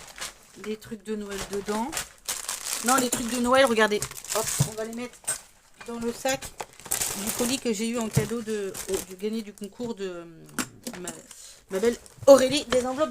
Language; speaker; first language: French; native; French